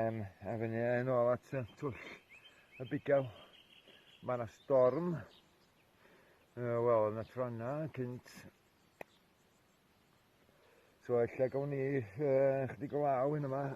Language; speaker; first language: Welsh; native; Welsh